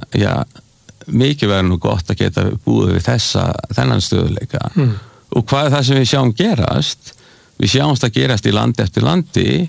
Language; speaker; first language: Icelandic; native; Icelandic